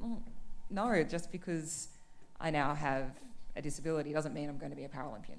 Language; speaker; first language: English; native; English